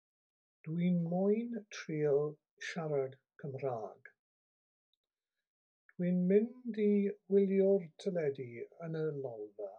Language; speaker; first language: Welsh; non-native, learner; English